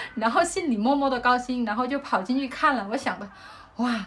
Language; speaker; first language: Chinese; non-native, fluent; Vietnamese